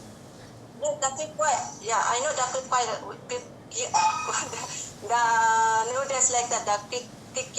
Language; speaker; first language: English; non-native, learner; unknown